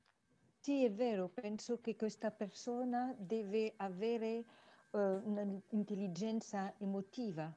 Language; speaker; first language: Italian; non-native, learner; French